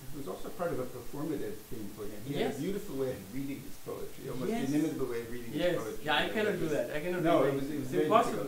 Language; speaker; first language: English; non-native, fluent; German